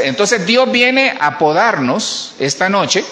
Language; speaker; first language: Spanish; native; Spanish